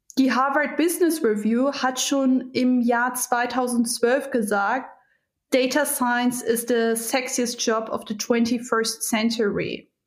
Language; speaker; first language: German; early bilingual, other home language; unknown